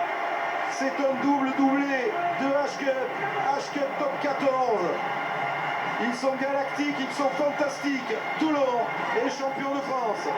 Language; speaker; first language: French; native; French